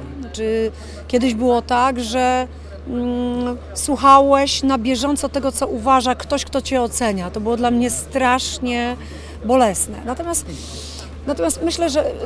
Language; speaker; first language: Polish; native; Polish